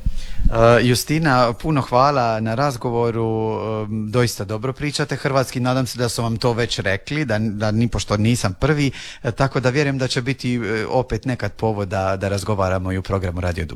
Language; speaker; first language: Serbian; native; Serbian